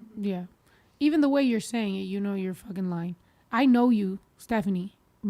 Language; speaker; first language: English; early bilingual, other home language; Spanish